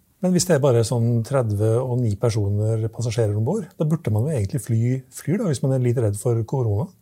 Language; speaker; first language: Norwegian; native; Norwegian